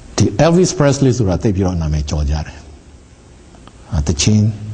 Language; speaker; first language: Burmese; non-native, local second language; Tedim Chin